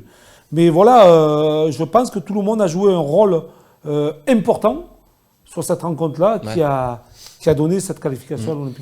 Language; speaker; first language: French; native; French